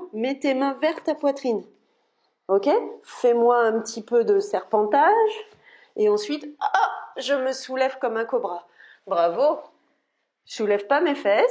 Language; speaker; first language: French; native; French